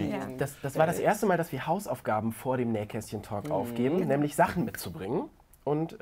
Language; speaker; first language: German; native; German